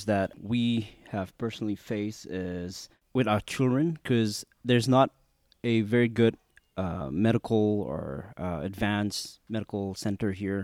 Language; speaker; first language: English; non-native, local second language; Khasi